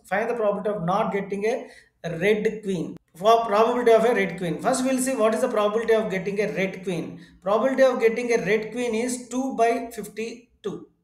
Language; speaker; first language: English; non-native, local second language; Telugu